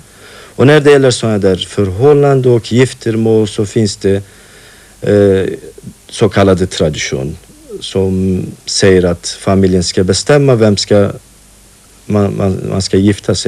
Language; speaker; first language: Swedish; non-native, fluent; Kurdish